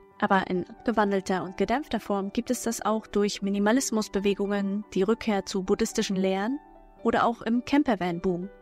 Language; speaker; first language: German; native; German